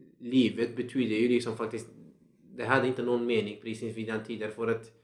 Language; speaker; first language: Swedish; non-native, fluent; Central Kurdish